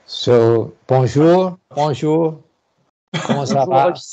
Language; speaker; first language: French; non-native, learner; English